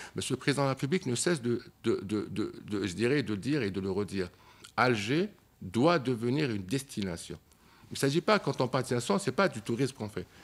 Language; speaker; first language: French; non-native, local second language; Arabic